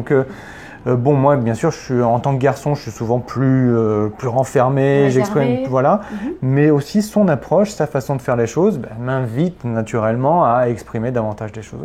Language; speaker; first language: French; native; French